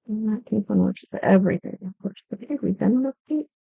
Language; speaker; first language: English; native; English